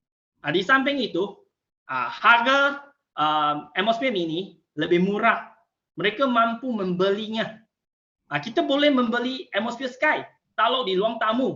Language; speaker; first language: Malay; non-native, local second language; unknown